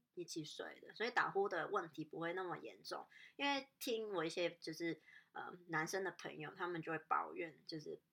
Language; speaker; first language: Chinese; non-native, local second language; Cantonese